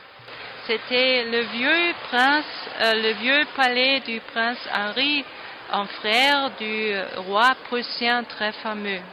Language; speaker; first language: French; non-native, fluent; German